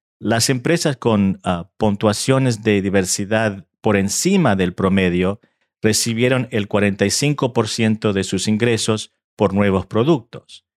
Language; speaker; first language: Spanish; early bilingual, heritage; Spanish